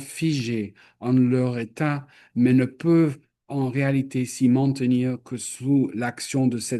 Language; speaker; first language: French; non-native, fluent; English